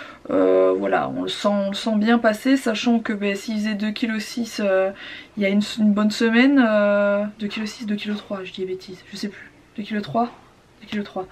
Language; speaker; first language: French; native; French